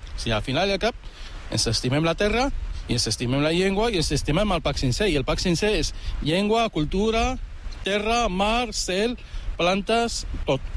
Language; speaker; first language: Catalan; early bilingual, other home language; Arabic